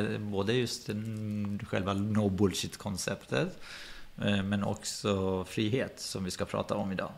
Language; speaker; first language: Swedish; early bilingual, other home language; Persian